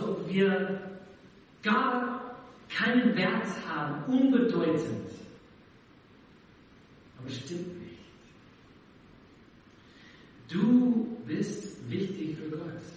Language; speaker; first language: German; non-native, fluent; English